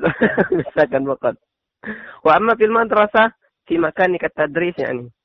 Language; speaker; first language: Arabic; non-native, learner; Indonesian